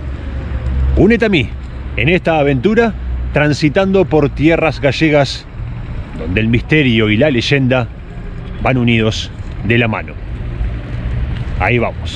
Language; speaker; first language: Spanish; native; Spanish